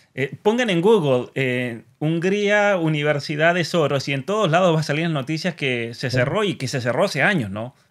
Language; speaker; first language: Spanish; native; Spanish